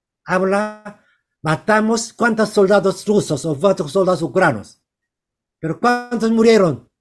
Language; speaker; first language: Spanish; non-native, learner; Korean